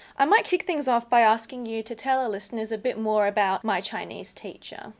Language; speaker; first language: English; native; English